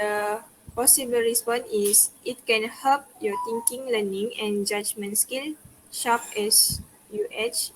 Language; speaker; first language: English; non-native, local second language; Malay